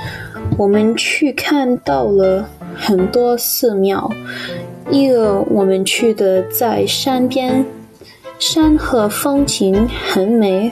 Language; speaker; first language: Chinese; non-native, learner; English